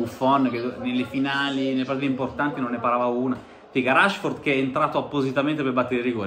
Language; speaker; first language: Italian; native; Italian